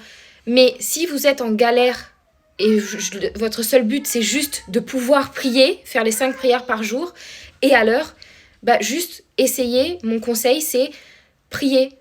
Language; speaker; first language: French; native; French